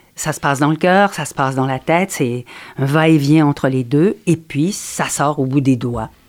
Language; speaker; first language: French; native; French